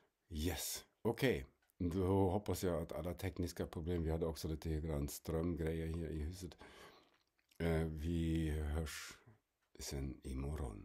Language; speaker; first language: Swedish; non-native, fluent; German